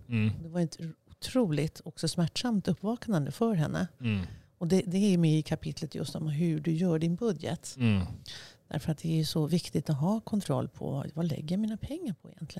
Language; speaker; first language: Swedish; native; Swedish